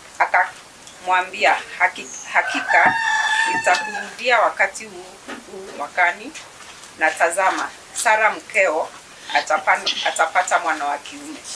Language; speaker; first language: Swahili; non-native, local second language; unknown